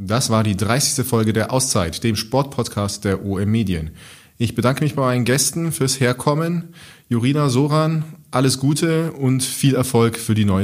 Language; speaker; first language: German; native; German